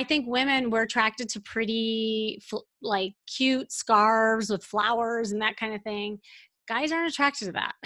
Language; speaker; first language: English; native; English